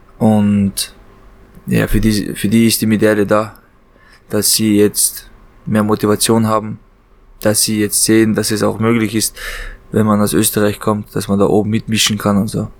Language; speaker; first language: German; early bilingual, other home language; Chechen